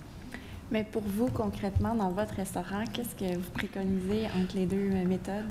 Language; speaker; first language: French; native; French